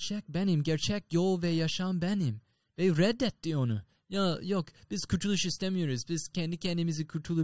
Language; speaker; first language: Turkish; non-native, fluent; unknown